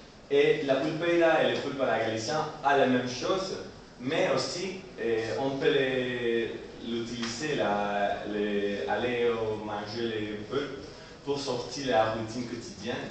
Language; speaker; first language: French; non-native, learner; Spanish